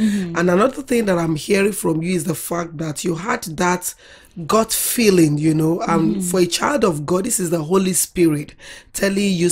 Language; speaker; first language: English; non-native, local second language; Yoruba